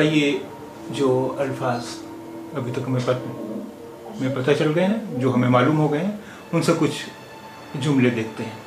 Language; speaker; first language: Urdu; native; Urdu